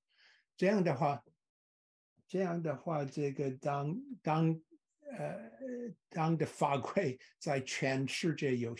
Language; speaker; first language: Chinese; non-native, fluent; English